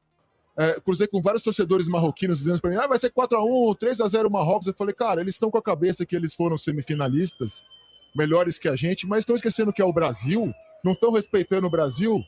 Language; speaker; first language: Portuguese; native; Portuguese